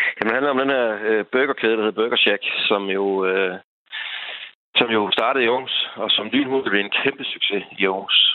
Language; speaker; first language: Danish; native; Danish